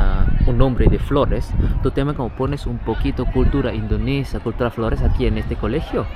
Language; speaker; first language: Spanish; non-native, fluent; Indonesian